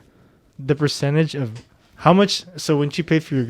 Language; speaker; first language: English; native; English